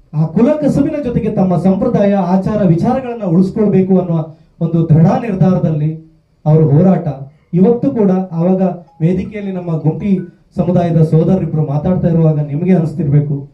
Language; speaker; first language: Kannada; native; Kannada